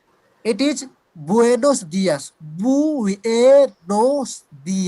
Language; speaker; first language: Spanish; non-native, fluent; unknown